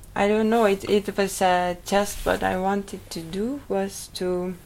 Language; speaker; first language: English; non-native, fluent; Estonian